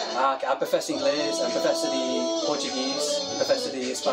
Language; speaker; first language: Spanish; non-native, learner; English